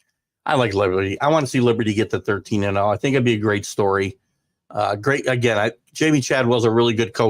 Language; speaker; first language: English; native; English